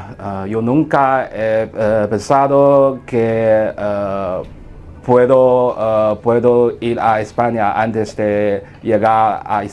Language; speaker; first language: Spanish; non-native, learner; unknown